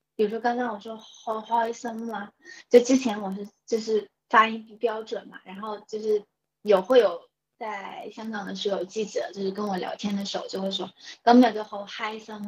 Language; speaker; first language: Chinese; native; Chinese